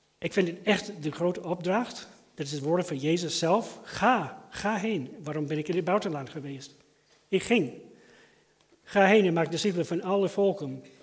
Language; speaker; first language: Dutch; non-native, fluent; English